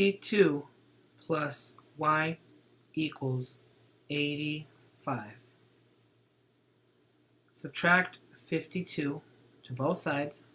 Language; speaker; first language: English; native; English